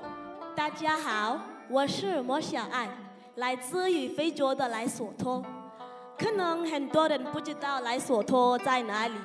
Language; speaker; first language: Chinese; non-native, learner; Southern Sotho